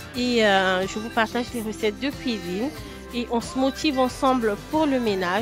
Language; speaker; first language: French; non-native, local second language; Lingala